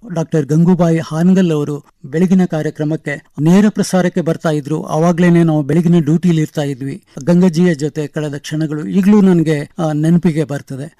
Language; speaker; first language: Kannada; non-native, local second language; Konkani